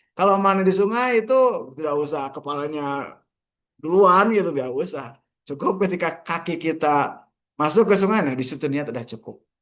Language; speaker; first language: Indonesian; non-native, local second language; Sundanese